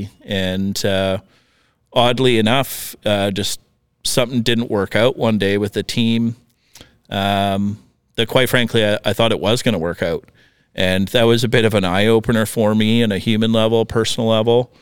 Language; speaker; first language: English; native; English